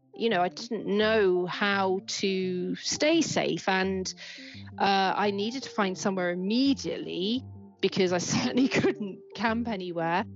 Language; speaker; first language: English; native; English